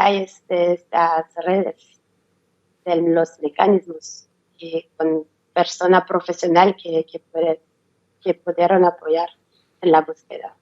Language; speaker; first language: Spanish; non-native, learner; French